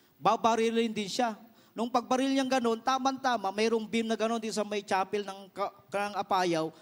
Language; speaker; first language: Filipino; non-native, local second language; Iloko